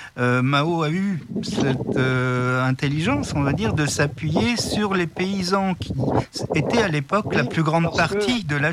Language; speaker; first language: French; native; French